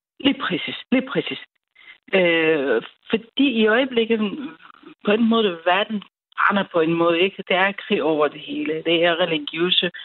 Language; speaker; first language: Danish; non-native, learner; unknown